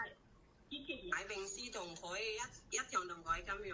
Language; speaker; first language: Cantonese; non-native, learner; Indonesian